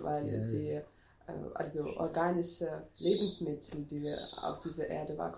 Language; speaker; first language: German; non-native, fluent; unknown